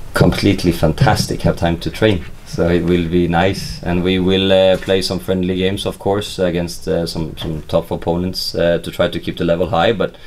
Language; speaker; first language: English; non-native, fluent; Swedish